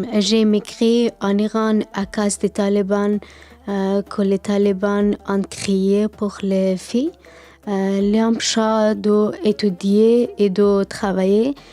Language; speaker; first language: French; non-native, learner; Persian